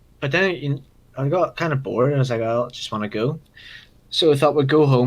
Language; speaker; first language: English; native; English